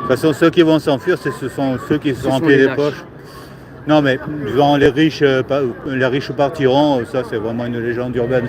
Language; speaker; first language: French; native; French